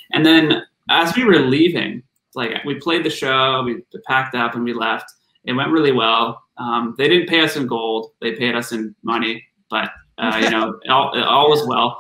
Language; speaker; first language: English; native; English